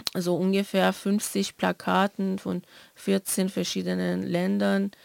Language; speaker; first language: German; non-native, fluent; Persian